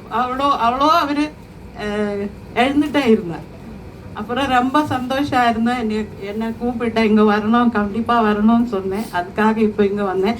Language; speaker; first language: Tamil; non-native, learner; Malayalam